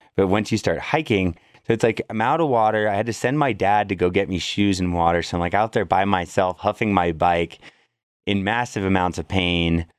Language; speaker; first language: English; native; English